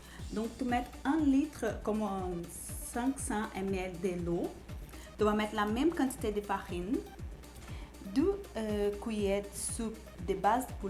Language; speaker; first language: French; non-native, learner; Portuguese